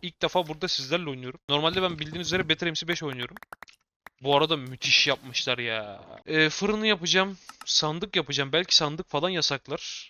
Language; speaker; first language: Turkish; native; Turkish